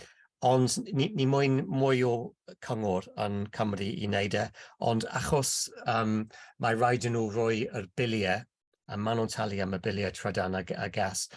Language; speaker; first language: Welsh; non-native, local second language; English